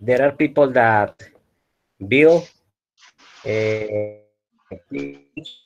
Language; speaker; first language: English; non-native, learner; Spanish